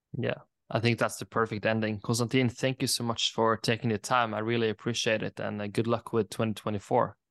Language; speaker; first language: English; non-native, fluent; Norwegian